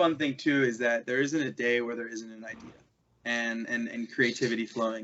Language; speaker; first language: English; native; English